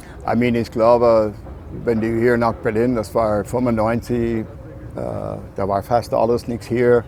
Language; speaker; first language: German; non-native, fluent; English